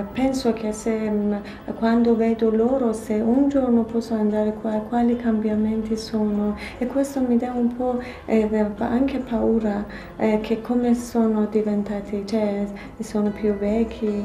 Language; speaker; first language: Italian; non-native, fluent; Persian